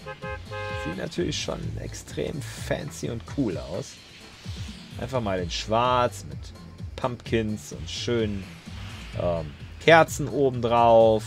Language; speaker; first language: German; native; German